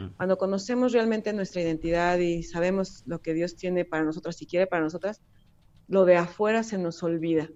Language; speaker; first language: Spanish; native; Spanish